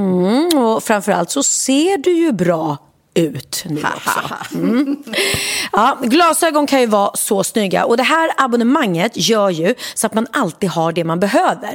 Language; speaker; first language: Swedish; native; Swedish